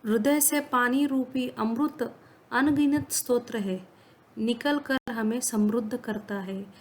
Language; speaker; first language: Hindi; non-native, local second language; Kannada